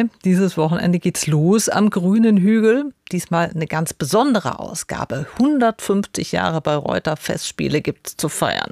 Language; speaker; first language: German; native; German